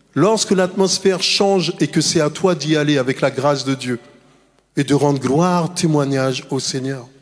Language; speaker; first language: French; native; French